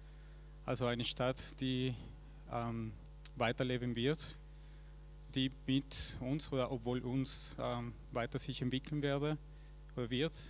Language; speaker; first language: German; non-native, fluent; Spanish